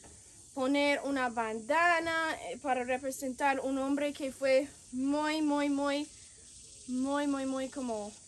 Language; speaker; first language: Spanish; non-native, fluent; English